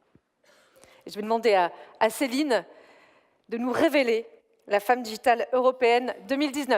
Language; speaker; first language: French; native; French